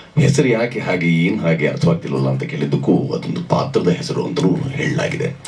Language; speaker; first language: Kannada; native; Kannada